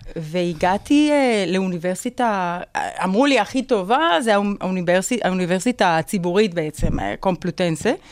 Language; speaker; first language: Hebrew; non-native, fluent; Spanish